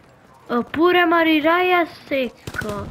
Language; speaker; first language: Italian; native; Italian